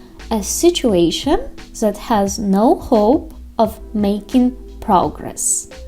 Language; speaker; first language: English; non-native, fluent; Ukrainian